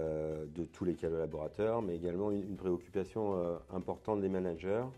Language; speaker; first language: French; native; French